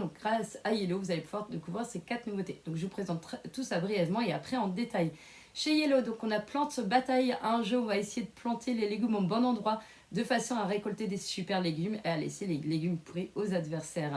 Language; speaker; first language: French; native; French